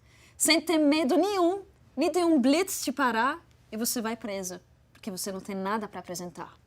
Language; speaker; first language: Portuguese; non-native, fluent; Arabic